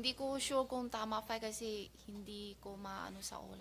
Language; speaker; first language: Filipino; non-native, learner; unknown